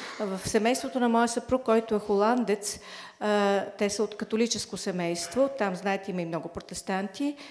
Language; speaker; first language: Bulgarian; native; Bulgarian